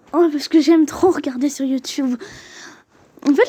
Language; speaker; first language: French; native; French